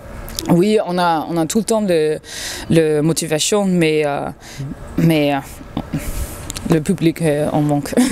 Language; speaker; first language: French; non-native, learner; Danish